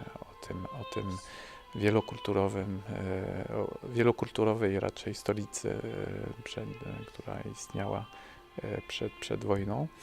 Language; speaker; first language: Polish; early bilingual, heritage; French